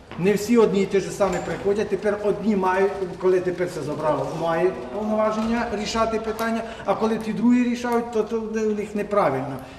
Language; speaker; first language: Ukrainian; native; Ukrainian